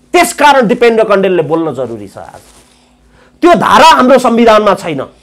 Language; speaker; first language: Nepali; native; Nepali